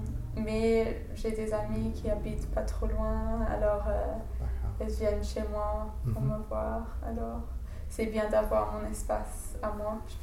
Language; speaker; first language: French; non-native, fluent; English